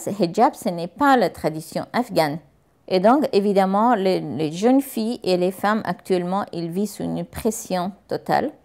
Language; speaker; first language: French; non-native, fluent; Persian